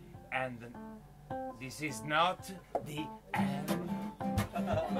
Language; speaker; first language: English; non-native, learner; Italian